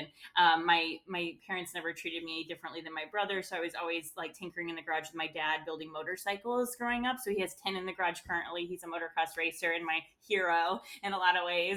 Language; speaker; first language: English; native; English